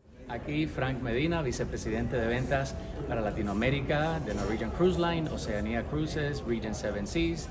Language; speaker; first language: Spanish; native; Spanish